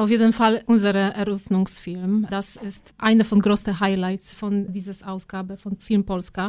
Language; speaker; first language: German; non-native, fluent; Polish